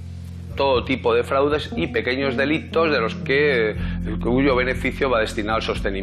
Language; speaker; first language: Spanish; native; Spanish